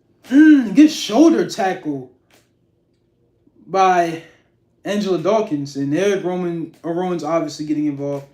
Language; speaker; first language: English; native; English